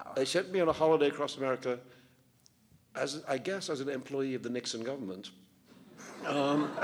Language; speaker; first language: English; non-native, local second language; Urdu